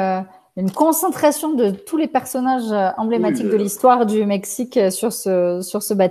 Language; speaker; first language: French; native; French